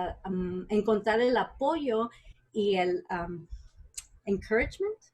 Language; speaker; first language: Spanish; early bilingual, heritage; Spanish